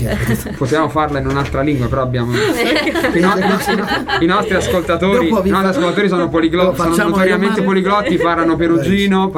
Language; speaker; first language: Italian; native; Italian